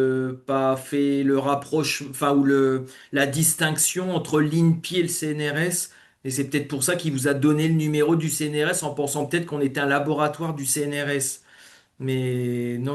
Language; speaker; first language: French; native; French